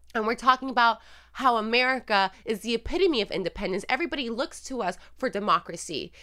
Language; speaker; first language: English; non-native, fluent; Spanish